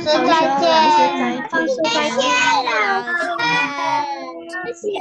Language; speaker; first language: Chinese; non-native, learner; Indonesian